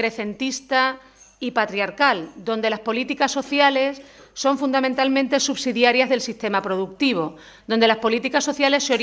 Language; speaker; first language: Spanish; native; Spanish